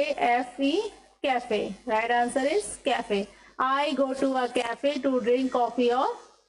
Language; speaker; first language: English; non-native, local second language; Hindi